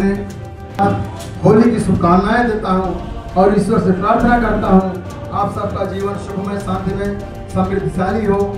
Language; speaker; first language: Hindi; native; Hindi